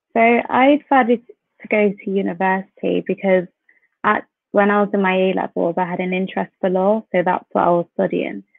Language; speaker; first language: English; native; English